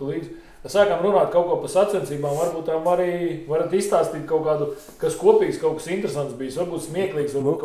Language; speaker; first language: Latvian; native; Latvian